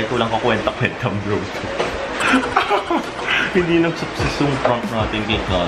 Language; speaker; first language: Filipino; native; Filipino